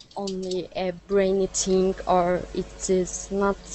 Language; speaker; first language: English; non-native, fluent; Vietnamese